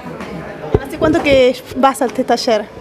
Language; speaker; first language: Spanish; native; Spanish